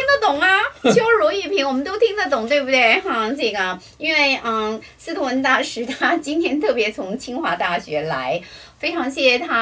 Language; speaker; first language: Chinese; native; Chinese